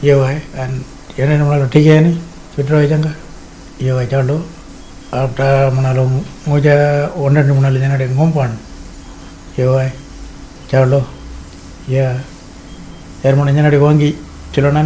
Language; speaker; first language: English; non-native, local second language; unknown